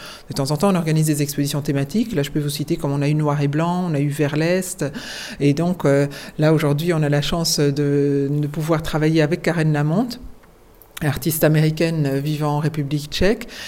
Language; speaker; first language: French; native; French